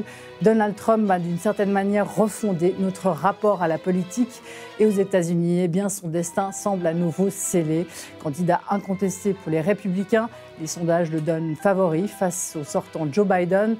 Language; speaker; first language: French; native; French